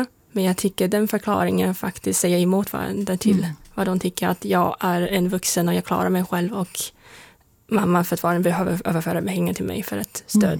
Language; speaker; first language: Swedish; non-native, fluent; Chinese